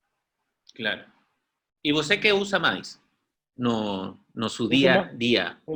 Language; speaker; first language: Portuguese; non-native, learner; Spanish